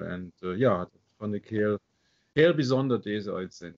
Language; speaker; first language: Dutch; non-native, learner; German